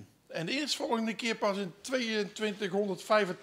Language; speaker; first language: Dutch; native; Dutch